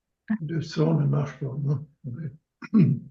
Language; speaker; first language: French; non-native, learner; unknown